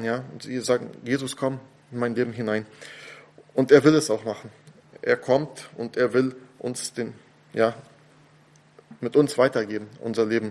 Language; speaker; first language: German; non-native, fluent; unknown